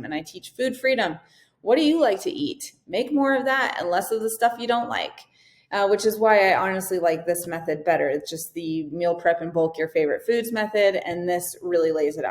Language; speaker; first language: English; native; English